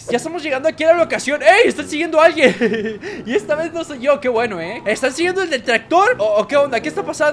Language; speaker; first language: Spanish; native; Spanish